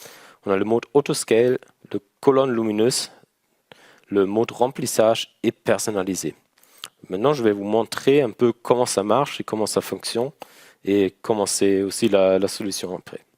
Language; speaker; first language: French; non-native, learner; German